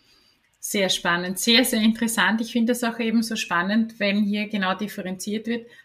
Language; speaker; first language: German; native; German